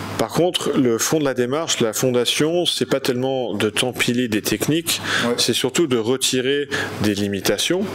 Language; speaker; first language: French; native; French